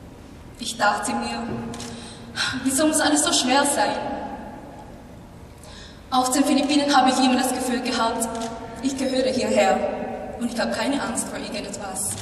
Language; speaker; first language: German; non-native, fluent; Filipino